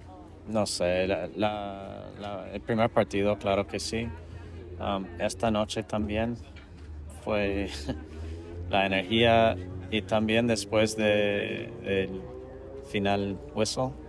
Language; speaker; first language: Spanish; non-native, fluent; English